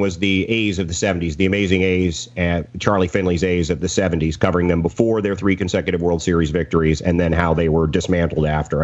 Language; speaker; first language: English; native; English